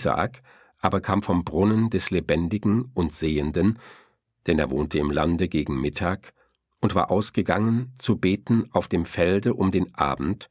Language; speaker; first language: German; native; German